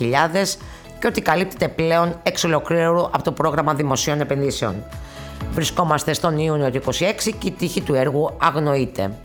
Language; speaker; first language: Greek; native; Greek